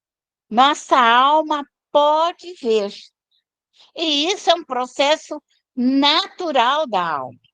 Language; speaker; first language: Portuguese; native; Portuguese